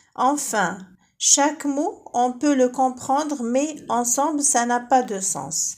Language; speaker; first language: French; non-native, local second language; Arabic